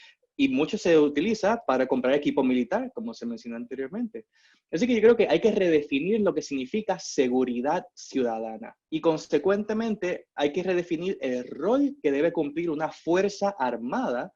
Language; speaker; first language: Spanish; native; Spanish